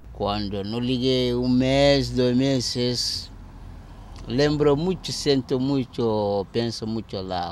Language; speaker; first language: Portuguese; non-native, learner; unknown